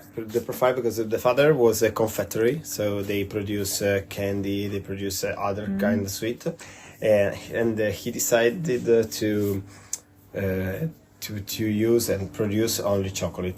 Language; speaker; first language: English; non-native, learner; Italian